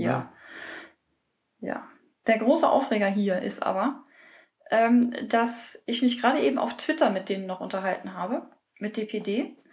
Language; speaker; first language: German; native; German